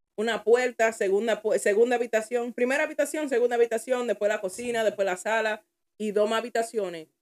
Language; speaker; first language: Spanish; early bilingual, heritage; Spanish